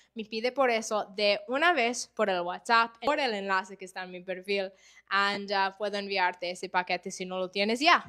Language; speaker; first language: Spanish; non-native, fluent; English